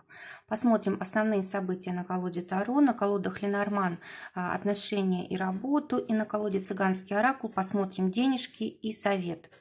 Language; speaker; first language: Russian; native; Russian